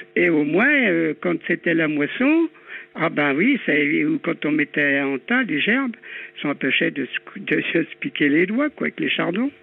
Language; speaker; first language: French; native; French